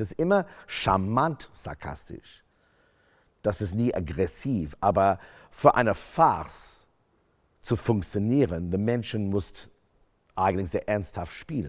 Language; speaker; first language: German; non-native, fluent; English